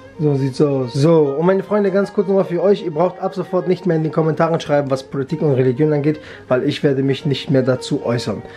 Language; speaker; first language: German; early bilingual, other home language; Kurdish